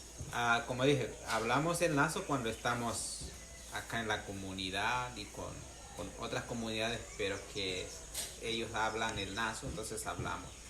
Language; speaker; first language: Spanish; non-native, local second language; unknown